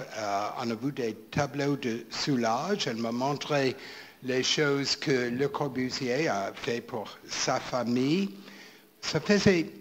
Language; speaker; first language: French; non-native, fluent; English